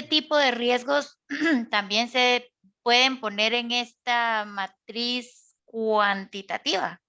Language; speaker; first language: Spanish; native; Spanish